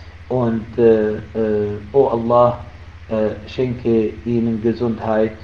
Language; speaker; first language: German; non-native, fluent; Arabic